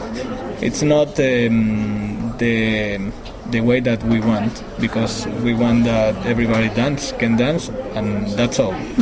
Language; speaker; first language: English; non-native, learner; Spanish